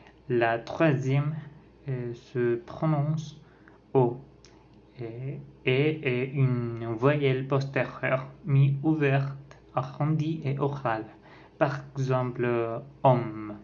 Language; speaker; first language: French; non-native, learner; Spanish